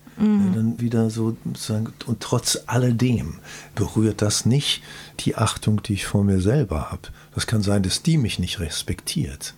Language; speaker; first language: German; native; German